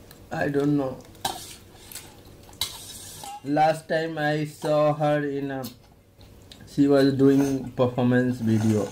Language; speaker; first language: English; non-native, local second language; Hindi